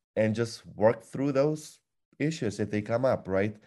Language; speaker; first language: English; non-native, fluent; Lithuanian